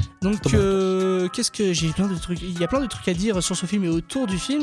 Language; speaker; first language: French; native; French